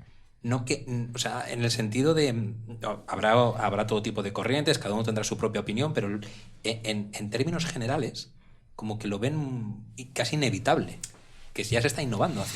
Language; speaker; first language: Spanish; native; Spanish